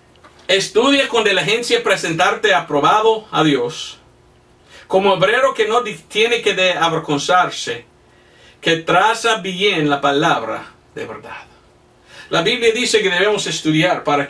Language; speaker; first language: Spanish; non-native, fluent; English